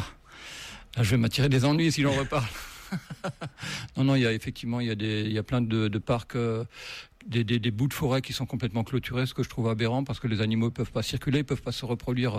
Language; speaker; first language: French; native; French